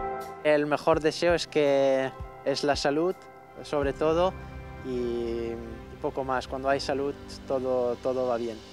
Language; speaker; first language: Spanish; non-native, fluent; French